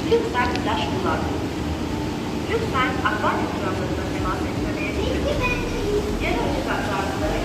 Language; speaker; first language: Turkish; non-native, learner; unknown